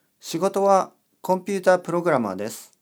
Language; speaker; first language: Japanese; non-native, learner; English